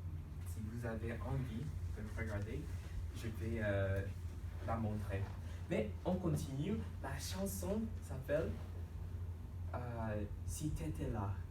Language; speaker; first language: French; non-native, fluent; English